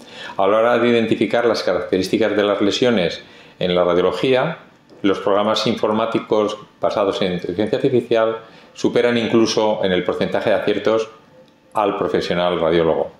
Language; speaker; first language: Spanish; native; Spanish